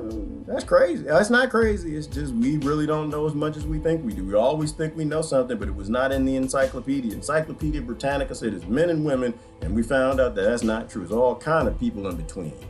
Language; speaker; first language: English; native; English